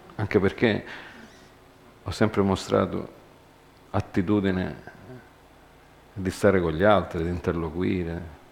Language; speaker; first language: Italian; early bilingual, heritage; Italian